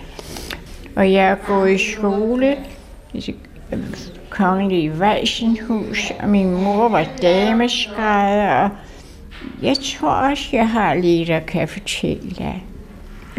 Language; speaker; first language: Danish; native; Danish